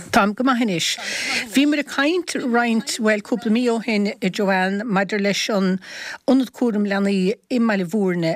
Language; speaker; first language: Irish; native; Irish